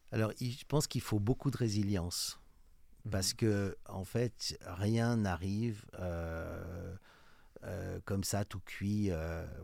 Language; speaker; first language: French; native; French